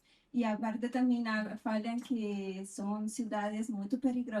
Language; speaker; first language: Portuguese; non-native, fluent; Spanish